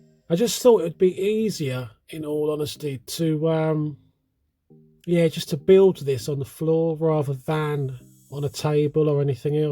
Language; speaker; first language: English; native; English